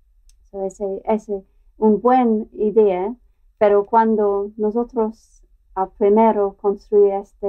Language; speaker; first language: Spanish; non-native, learner; English